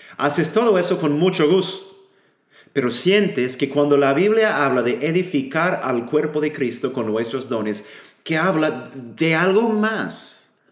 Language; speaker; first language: Spanish; non-native, fluent; English